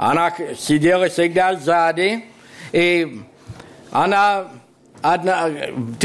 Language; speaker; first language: Russian; non-native, fluent; English